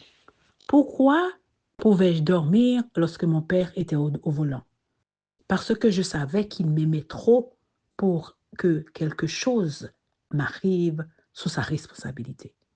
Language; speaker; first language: French; non-native, local second language; Haitian Creole